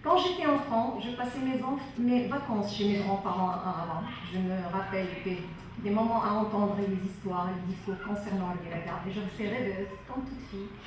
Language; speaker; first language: French; non-native, local second language; Arabic